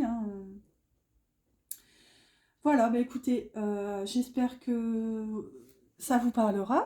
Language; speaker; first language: French; native; French